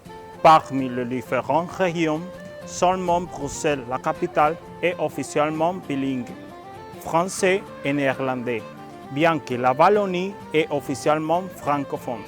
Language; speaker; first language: French; non-native, learner; Spanish